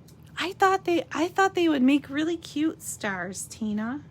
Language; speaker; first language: English; native; English